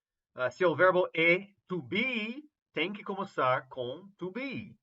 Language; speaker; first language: Portuguese; non-native, fluent; English